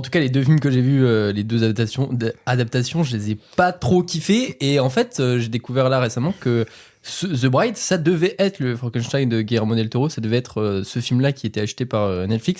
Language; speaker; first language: French; native; French